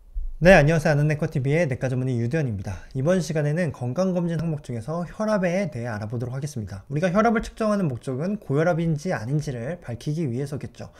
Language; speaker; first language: Korean; native; Korean